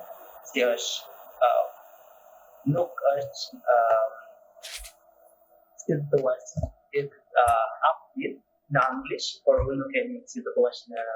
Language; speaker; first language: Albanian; non-native, learner; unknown